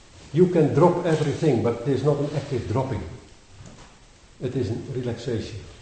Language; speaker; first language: English; non-native, fluent; Dutch